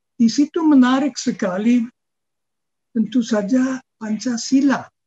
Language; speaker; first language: Indonesian; non-native, fluent; German